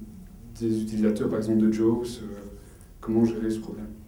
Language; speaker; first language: French; native; French